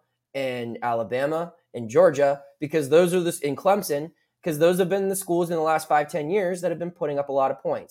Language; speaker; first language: English; native; English